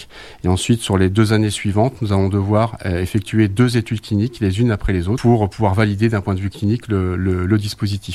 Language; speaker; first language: French; native; French